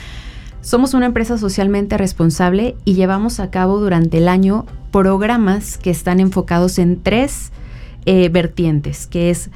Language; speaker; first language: Spanish; native; Spanish